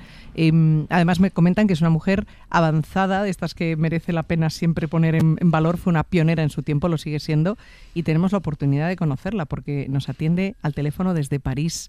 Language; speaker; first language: Spanish; native; Spanish